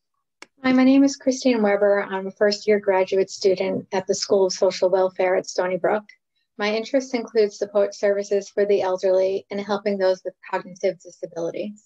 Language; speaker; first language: English; native; English